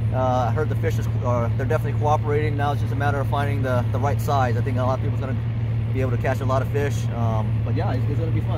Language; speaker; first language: English; native; English